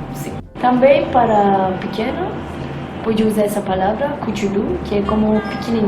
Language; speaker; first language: Portuguese; non-native, fluent; Persian